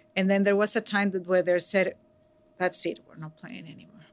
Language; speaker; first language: English; non-native, fluent; Spanish